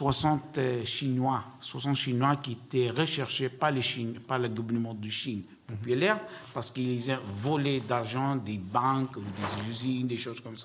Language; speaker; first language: French; non-native, learner; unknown